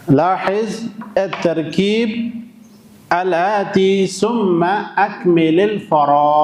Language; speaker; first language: Arabic; non-native, fluent; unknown